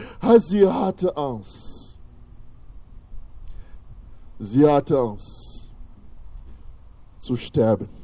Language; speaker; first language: German; non-native, fluent; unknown